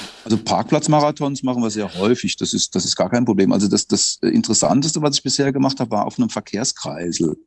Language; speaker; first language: German; native; German